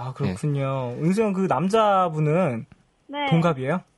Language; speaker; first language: Korean; native; Korean